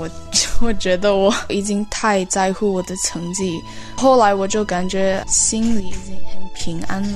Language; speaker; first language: Chinese; early bilingual, heritage; Chinese